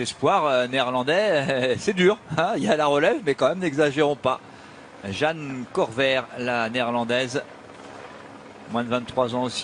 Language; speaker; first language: French; native; French